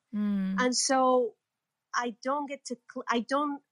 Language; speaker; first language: English; non-native, fluent; Spanish